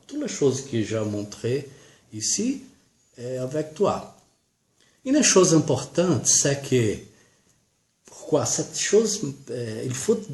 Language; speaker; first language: French; non-native, learner; Portuguese